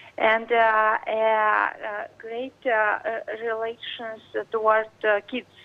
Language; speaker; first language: English; non-native, learner; Russian